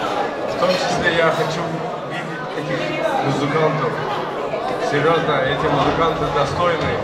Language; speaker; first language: Russian; non-native, local second language; Azerbaijani